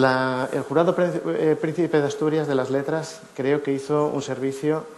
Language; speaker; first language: Spanish; native; Spanish